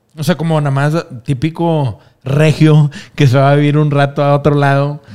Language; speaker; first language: Spanish; native; Spanish